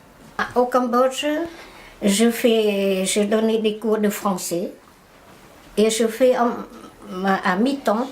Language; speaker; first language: French; non-native, fluent; Khmer